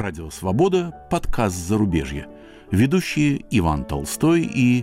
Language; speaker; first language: Russian; native; Russian